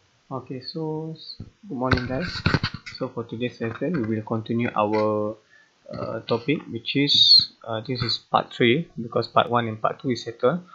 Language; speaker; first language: English; non-native, local second language; Malay